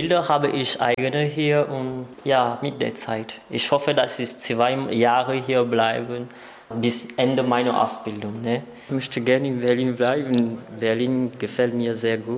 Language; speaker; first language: German; non-native, learner; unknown